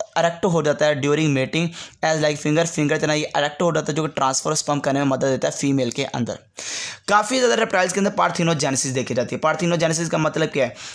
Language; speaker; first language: Hindi; native; Hindi